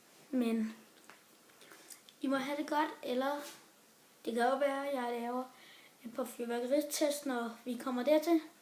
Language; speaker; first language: Danish; native; Danish